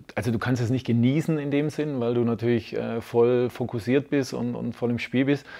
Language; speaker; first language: German; native; German